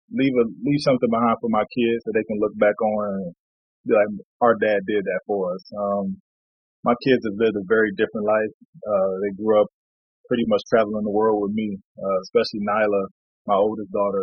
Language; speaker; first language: English; native; English